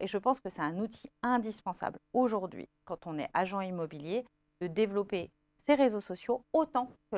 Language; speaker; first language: French; native; French